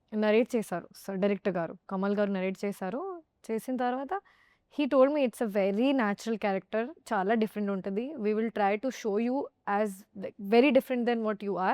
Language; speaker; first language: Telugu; non-native, fluent; Hindi